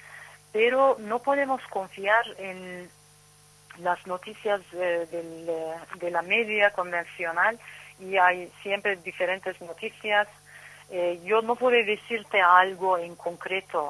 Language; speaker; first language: Spanish; non-native, fluent; Turkish